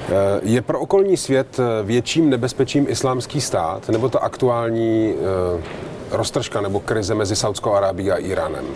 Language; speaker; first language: Czech; native; Czech